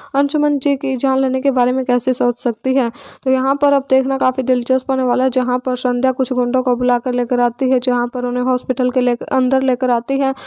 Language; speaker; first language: Hindi; native; Hindi